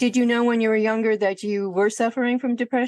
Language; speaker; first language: English; native; English